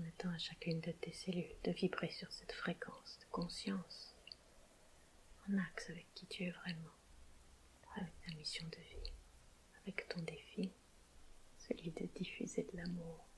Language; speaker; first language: French; native; French